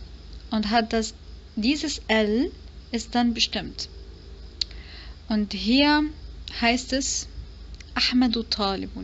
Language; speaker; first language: German; non-native, fluent; Arabic